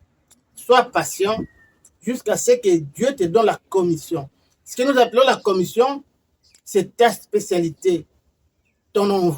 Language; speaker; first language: French; non-native, local second language; Lingala